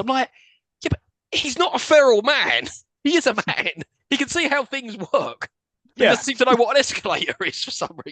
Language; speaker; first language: English; native; English